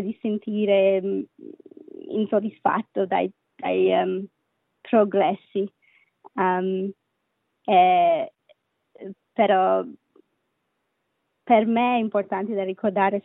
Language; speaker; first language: Italian; non-native, fluent; Sinhala